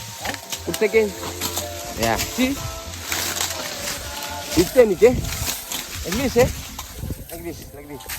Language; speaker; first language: English; non-native, local second language; Fijian